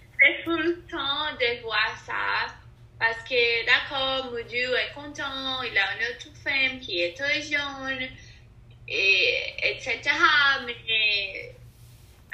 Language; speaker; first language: French; non-native, learner; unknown